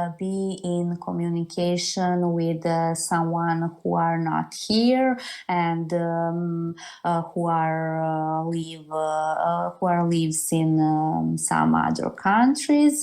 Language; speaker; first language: English; non-native, learner; Serbian